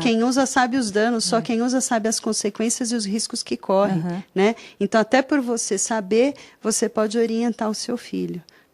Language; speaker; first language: Portuguese; native; Portuguese